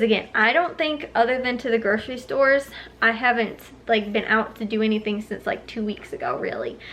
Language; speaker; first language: English; native; English